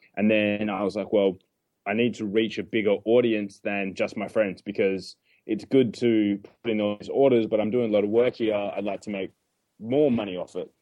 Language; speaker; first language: English; native; English